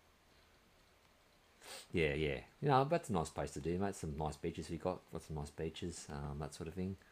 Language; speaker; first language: English; native; English